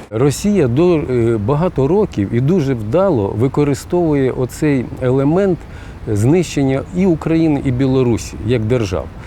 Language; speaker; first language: Ukrainian; non-native, local second language; Russian